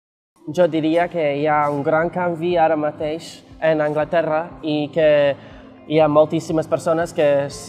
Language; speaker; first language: Catalan; non-native, fluent; English